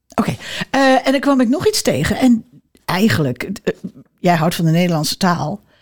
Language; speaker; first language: Dutch; native; Dutch